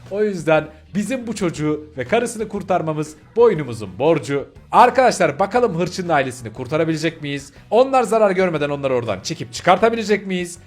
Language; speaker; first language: Turkish; native; Turkish